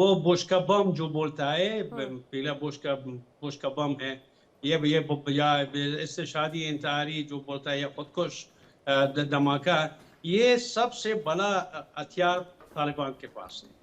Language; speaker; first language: Hindi; non-native, fluent; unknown